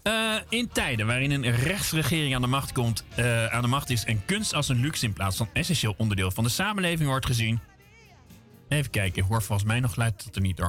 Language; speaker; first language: Dutch; native; Dutch